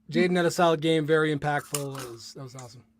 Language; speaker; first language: English; native; English